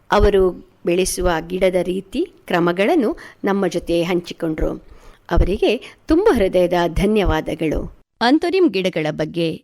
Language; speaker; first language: Kannada; native; Kannada